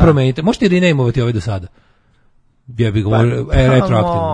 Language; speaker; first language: Serbian; native; Serbian